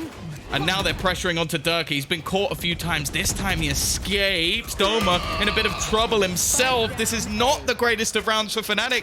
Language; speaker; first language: English; native; English